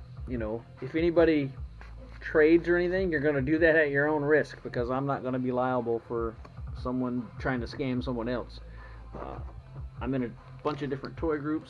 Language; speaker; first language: English; native; English